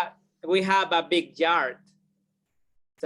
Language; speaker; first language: English; non-native, learner; Spanish